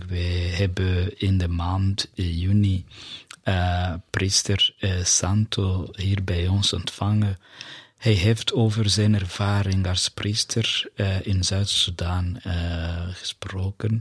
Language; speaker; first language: Dutch; non-native, fluent; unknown